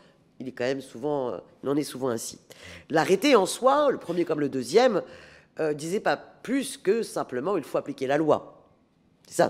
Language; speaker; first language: French; native; French